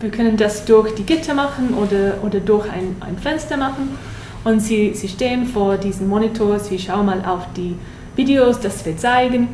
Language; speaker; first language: German; non-native, learner; English